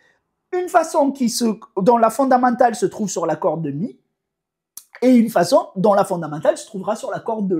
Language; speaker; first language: French; native; French